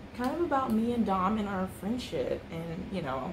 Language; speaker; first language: English; native; English